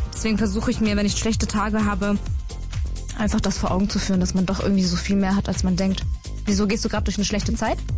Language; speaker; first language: German; native; German